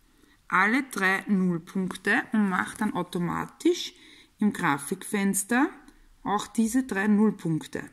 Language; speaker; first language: German; native; German